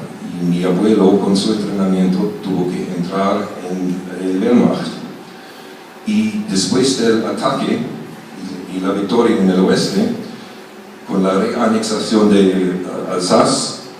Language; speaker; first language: Spanish; non-native, fluent; German